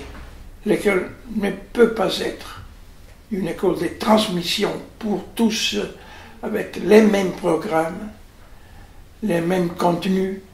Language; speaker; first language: French; non-native, fluent; Italian